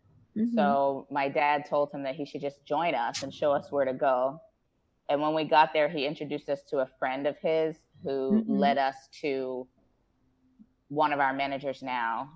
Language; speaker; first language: English; native; English